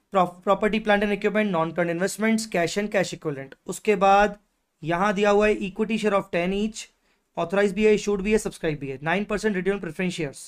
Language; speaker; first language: Hindi; native; Hindi